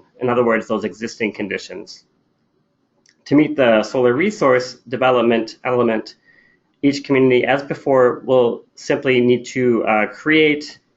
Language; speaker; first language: English; native; English